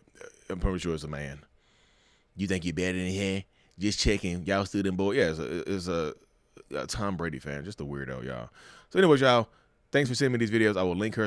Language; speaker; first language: English; native; English